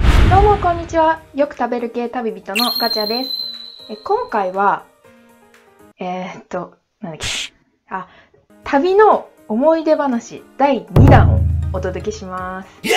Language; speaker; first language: Japanese; native; Japanese